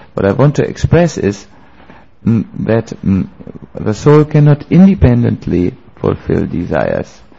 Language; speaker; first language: English; non-native, fluent; German